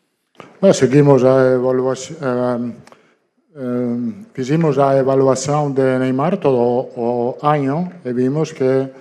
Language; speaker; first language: Portuguese; non-native, learner; Italian